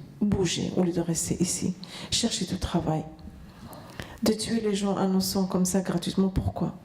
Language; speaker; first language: French; non-native, fluent; Arabic